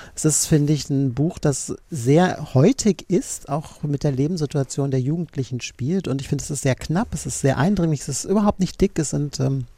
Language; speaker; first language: German; native; German